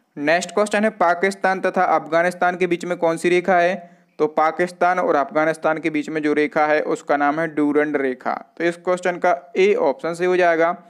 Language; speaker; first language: Hindi; native; Hindi